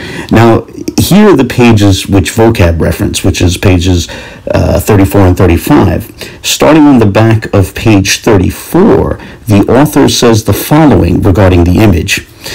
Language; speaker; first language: English; native; English